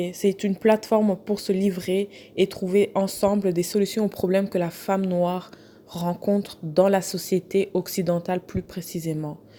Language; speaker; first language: French; non-native, fluent; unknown